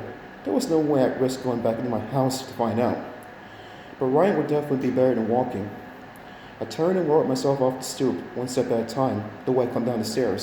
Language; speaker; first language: English; native; English